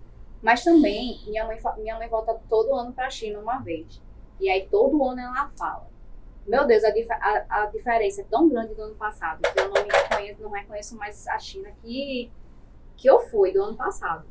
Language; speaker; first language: Portuguese; early bilingual, other home language; Chinese